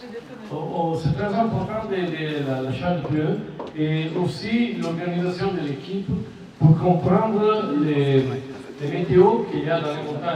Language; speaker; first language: French; non-native, fluent; Italian